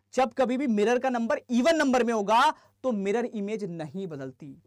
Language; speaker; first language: Hindi; native; Hindi